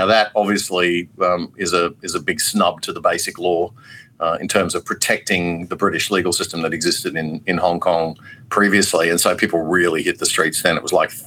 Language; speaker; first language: English; native; English